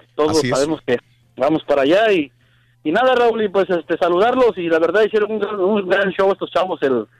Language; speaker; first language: Spanish; native; Spanish